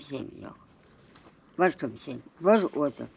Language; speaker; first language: Turkish; non-native, learner; Crimean Tatar